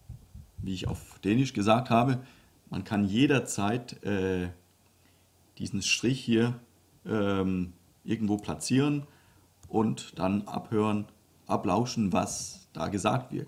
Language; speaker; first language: German; non-native, fluent; Danish